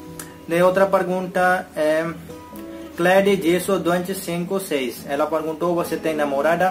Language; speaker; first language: Portuguese; non-native, learner; Hindi